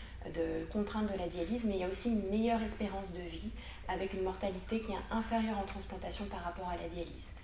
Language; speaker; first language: French; native; French